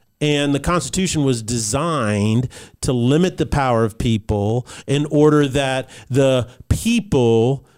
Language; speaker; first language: English; native; English